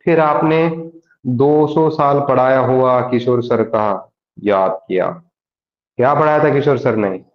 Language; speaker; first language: Hindi; non-native, local second language; Marathi